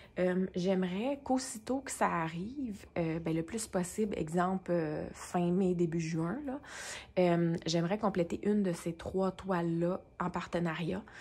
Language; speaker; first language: French; native; French